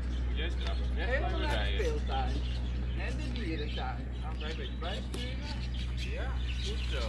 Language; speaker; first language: Dutch; native; Dutch